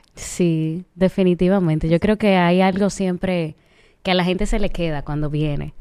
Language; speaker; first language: Spanish; native; Spanish